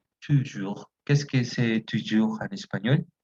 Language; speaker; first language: French; non-native, fluent; Spanish